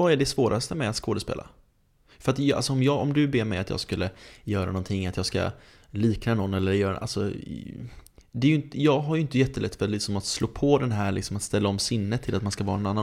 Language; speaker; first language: Swedish; native; Swedish